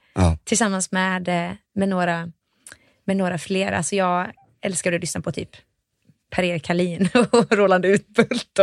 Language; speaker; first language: Swedish; early bilingual, other home language; Finnish